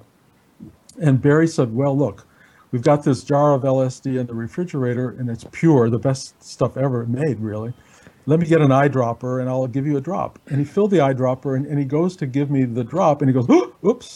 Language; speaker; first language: English; native; English